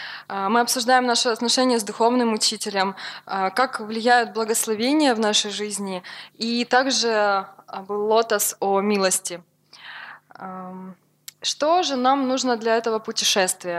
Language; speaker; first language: Russian; native; Russian